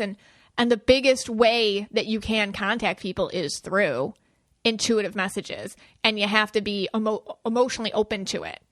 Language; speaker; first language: English; native; English